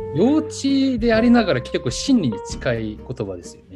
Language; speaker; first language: Japanese; non-native, fluent; Korean